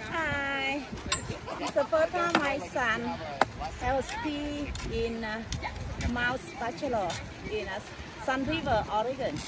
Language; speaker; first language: English; non-native, learner; Vietnamese